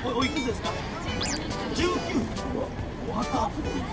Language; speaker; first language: Japanese; native; Japanese